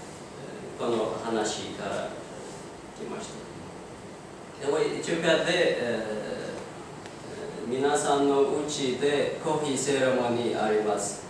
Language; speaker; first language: Japanese; non-native, learner; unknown